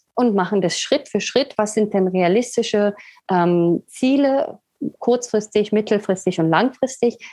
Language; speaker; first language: German; native; German